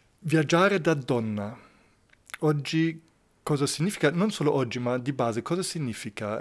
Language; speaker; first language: Italian; non-native, fluent; German